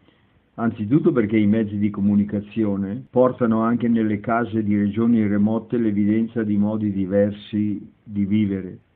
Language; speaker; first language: Italian; native; Italian